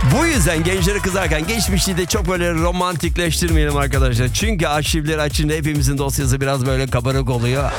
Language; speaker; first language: Turkish; early bilingual, heritage; Turkish